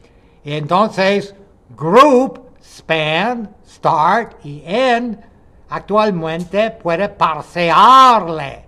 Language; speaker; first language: Spanish; non-native, fluent; English